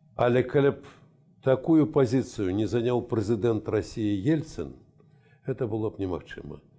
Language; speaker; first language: Belarusian; native; Belarusian